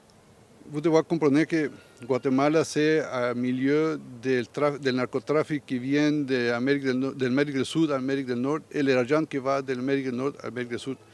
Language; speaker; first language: French; non-native, learner; Spanish